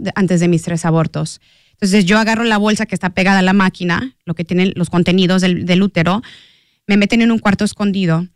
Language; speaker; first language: Spanish; early bilingual, heritage; Spanish